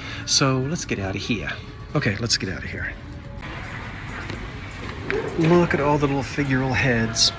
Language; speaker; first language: English; native; English